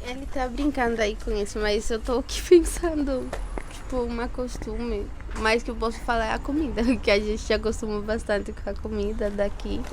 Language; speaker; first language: Portuguese; non-native, fluent; Spanish